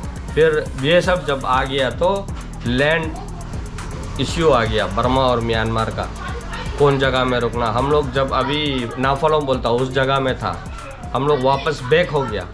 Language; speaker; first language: Hindi; non-native, local second language; Tamil